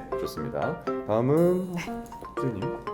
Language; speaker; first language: Korean; native; Korean